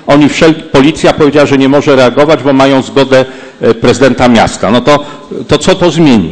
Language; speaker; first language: Polish; native; Polish